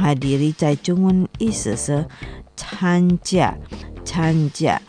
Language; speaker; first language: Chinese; non-native, local second language; Indonesian